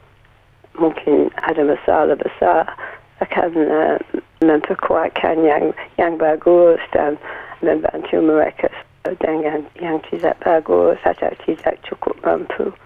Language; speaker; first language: Indonesian; non-native, learner; English